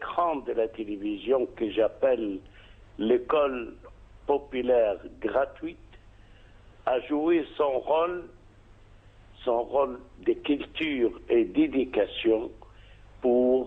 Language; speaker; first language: French; non-native, fluent; Arabic